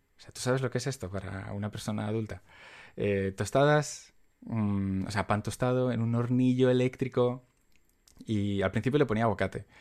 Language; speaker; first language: Spanish; native; Spanish